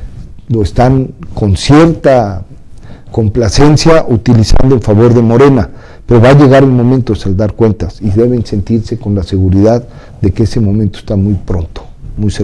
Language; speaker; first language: Spanish; native; Spanish